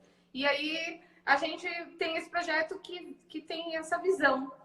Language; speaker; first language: Portuguese; native; Portuguese